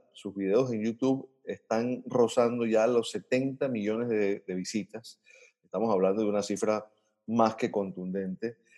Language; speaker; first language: Spanish; native; Spanish